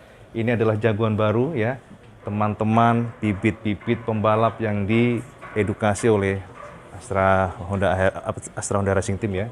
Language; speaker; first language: Indonesian; native; Indonesian